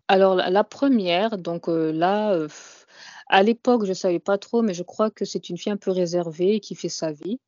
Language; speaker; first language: French; native; French